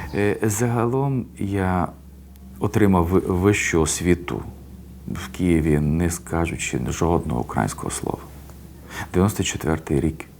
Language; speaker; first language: Ukrainian; non-native, local second language; Hungarian